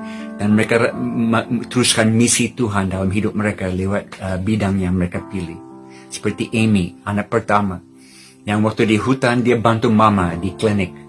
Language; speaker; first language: Indonesian; non-native, fluent; English